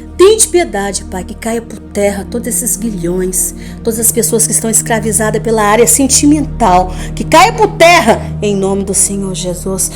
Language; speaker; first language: Portuguese; native; Portuguese